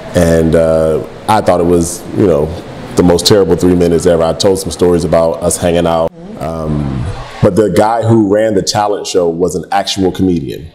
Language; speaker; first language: English; native; English